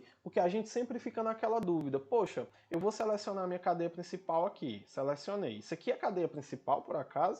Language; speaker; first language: Portuguese; native; Portuguese